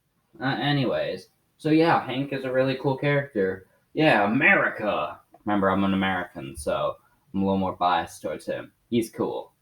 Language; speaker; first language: English; native; English